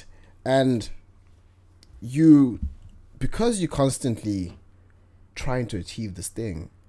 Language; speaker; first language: English; non-native, local second language; Bemba